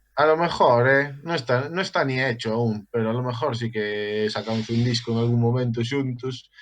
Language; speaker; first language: Spanish; non-native, local second language; Galician